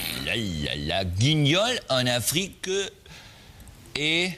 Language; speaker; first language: French; non-native, learner; German